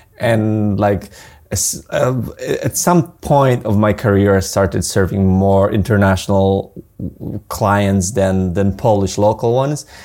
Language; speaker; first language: English; non-native, fluent; Polish